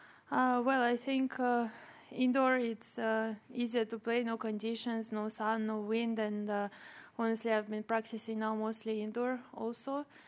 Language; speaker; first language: English; non-native, fluent; Russian